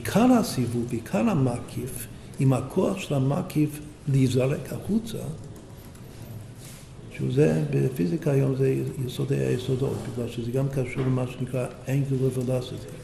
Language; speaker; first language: Hebrew; non-native, fluent; English